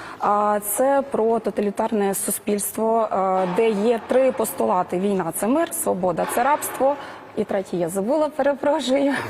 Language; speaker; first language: Ukrainian; native; Ukrainian